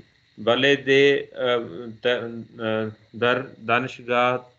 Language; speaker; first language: Persian; non-native, learner; Urdu